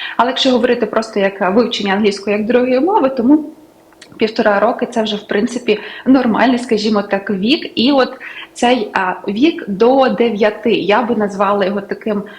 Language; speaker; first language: Ukrainian; native; Ukrainian